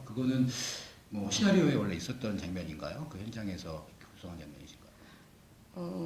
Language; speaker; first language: Korean; native; Korean